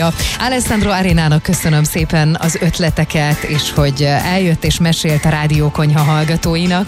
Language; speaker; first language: Hungarian; native; Hungarian